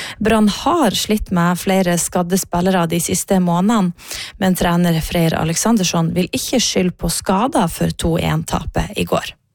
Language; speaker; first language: Norwegian; native; Norwegian